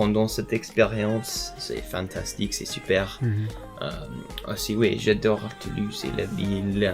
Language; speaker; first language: French; non-native, learner; English